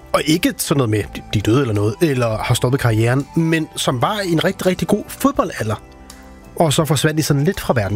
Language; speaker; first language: Danish; native; Danish